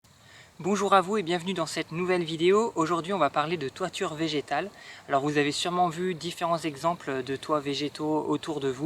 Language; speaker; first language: French; native; French